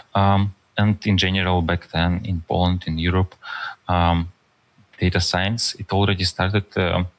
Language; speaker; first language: English; non-native, fluent; Russian